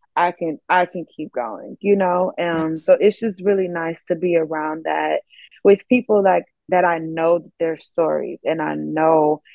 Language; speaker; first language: English; native; English